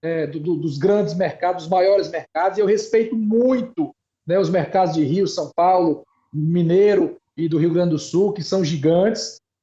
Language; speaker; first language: Portuguese; native; Portuguese